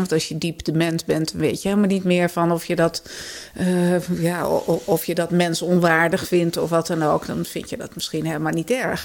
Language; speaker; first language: Dutch; native; Dutch